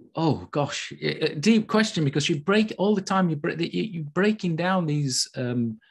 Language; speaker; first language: English; native; English